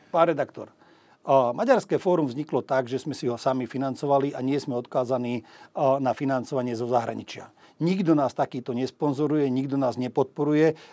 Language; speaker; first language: Slovak; non-native, local second language; Hungarian